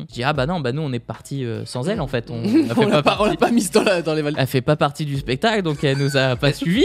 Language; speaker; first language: French; native; French